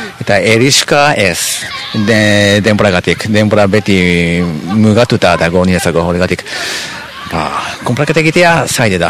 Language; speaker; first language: Basque; non-native, fluent; Japanese